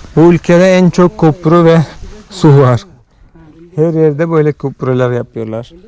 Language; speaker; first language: Turkish; non-native, fluent; Malayalam